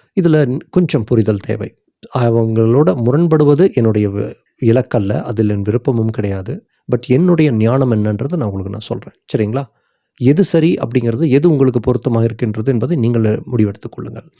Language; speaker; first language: Tamil; native; Tamil